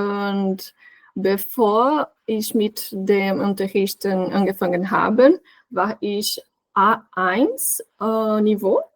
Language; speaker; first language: German; non-native, fluent; Portuguese